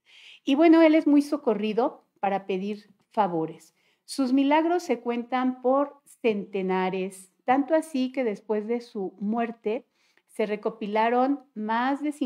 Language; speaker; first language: Spanish; native; Spanish